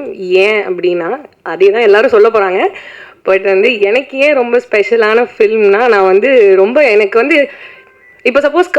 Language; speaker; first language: Tamil; native; Tamil